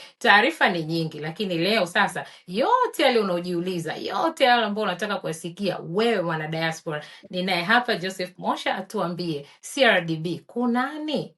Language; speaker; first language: Swahili; native; Swahili